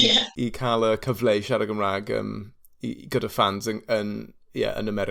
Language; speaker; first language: Welsh; non-native, fluent; English